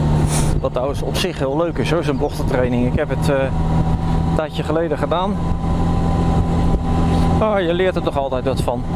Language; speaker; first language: Dutch; native; Dutch